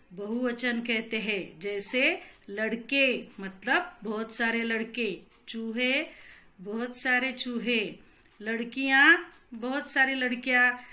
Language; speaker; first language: Hindi; non-native, local second language; Marathi